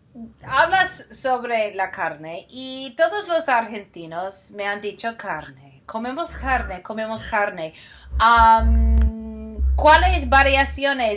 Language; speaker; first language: Spanish; non-native, fluent; English